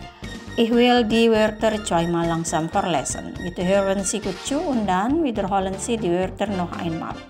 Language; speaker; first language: German; non-native, fluent; Indonesian